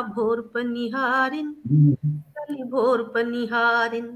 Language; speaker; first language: Hindi; native; Hindi